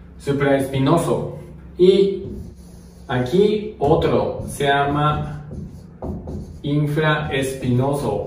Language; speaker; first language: Spanish; non-native, learner; Japanese